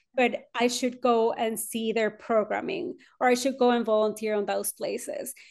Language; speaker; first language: English; non-native, fluent; Spanish